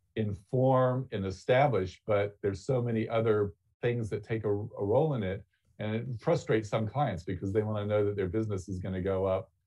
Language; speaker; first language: English; native; English